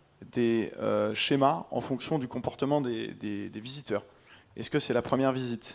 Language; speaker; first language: French; native; French